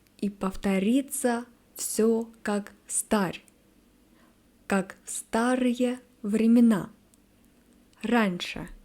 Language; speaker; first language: Russian; native; Russian